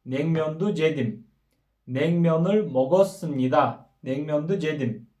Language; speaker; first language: Korean; non-native, fluent; Kyrgyz